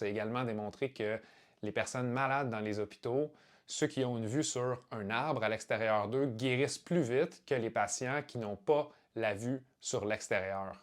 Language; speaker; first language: French; native; French